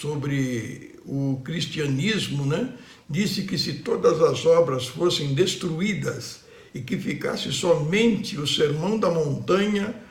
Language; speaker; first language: Portuguese; native; Portuguese